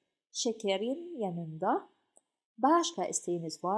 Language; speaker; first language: Turkish; non-native, fluent; Arabic